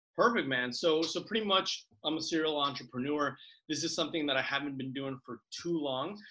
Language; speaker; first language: English; early bilingual, other home language; Spanish